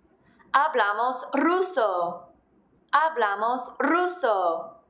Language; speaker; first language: Spanish; non-native, fluent; English